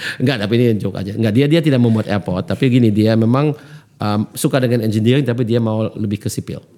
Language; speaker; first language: Indonesian; early bilingual, heritage; German